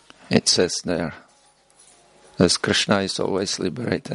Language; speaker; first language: English; non-native, fluent; Czech